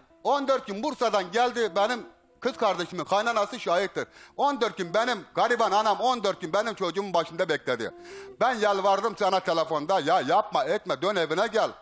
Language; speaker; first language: Turkish; native; Turkish